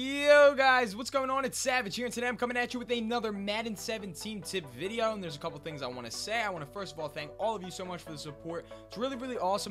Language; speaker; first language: English; native; English